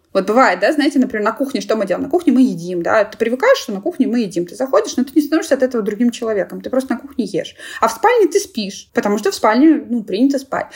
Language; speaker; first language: Russian; native; Russian